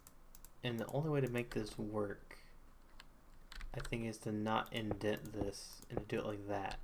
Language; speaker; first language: English; native; English